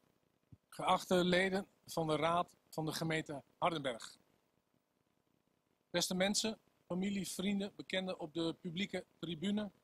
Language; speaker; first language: Dutch; native; Dutch